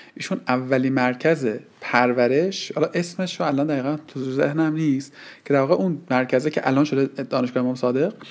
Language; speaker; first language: Persian; native; Persian